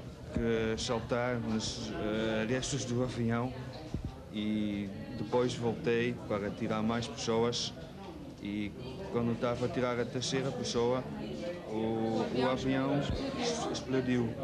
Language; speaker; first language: Portuguese; non-native, fluent; Dutch